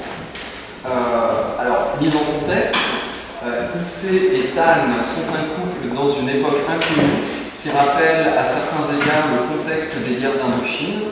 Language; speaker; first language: French; native; French